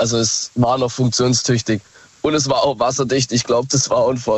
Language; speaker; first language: German; native; German